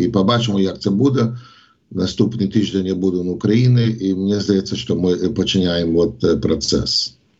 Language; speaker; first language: Ukrainian; non-native, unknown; English